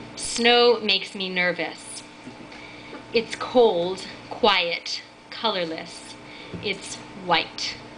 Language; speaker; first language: English; native; English